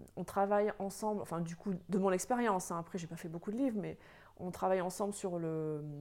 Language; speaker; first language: French; native; French